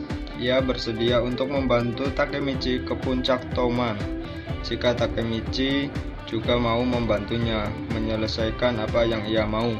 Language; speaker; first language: Indonesian; native; Indonesian